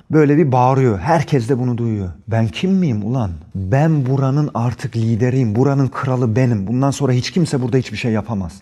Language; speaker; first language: Turkish; early bilingual, heritage; Turkish